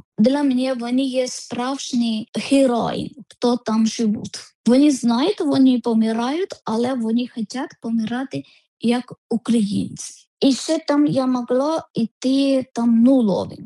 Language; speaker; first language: Ukrainian; non-native, learner; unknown